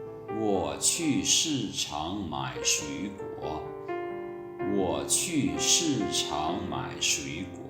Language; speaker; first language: Chinese; non-native, fluent; Lao